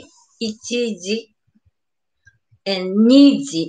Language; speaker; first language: English; non-native, learner; Japanese